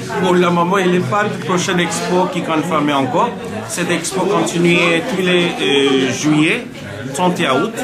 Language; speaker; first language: French; non-native, learner; Bangla